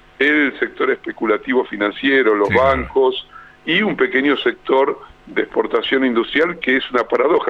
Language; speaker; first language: Spanish; native; Spanish